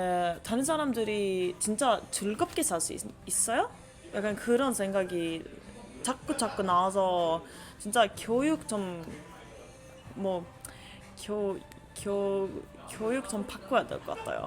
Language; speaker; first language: Korean; non-native, fluent; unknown